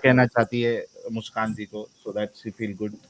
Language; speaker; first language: Hindi; native; Hindi